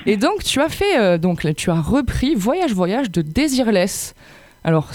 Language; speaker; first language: French; native; French